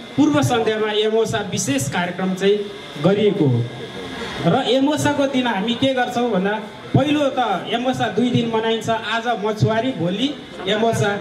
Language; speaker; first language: Nepali; non-native, local second language; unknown